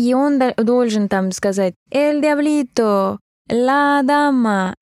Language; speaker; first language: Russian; non-native, fluent; Spanish